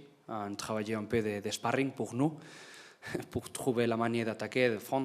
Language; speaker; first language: French; non-native, learner; Spanish